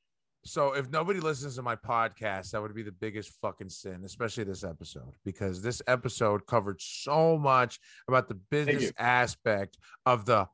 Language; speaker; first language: English; early bilingual, other home language; Spanish